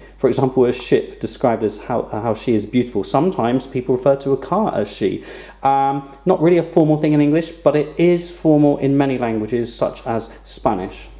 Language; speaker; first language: English; native; English